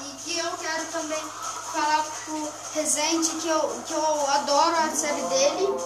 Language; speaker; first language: Portuguese; native; Portuguese